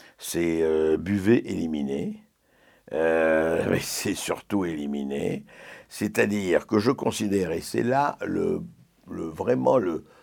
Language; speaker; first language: French; native; French